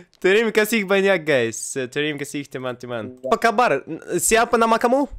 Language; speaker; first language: Indonesian; non-native, learner; Russian